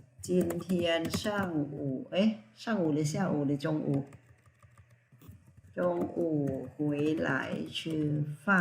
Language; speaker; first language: Chinese; non-native, fluent; Thai